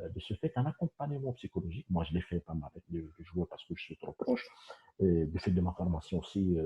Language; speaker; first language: French; non-native, local second language; Arabic